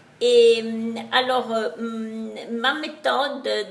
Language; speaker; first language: French; non-native, learner; Italian